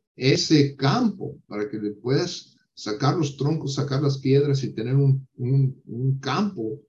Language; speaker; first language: Spanish; non-native, fluent; English